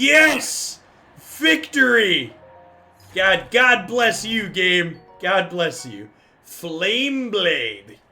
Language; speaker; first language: English; native; English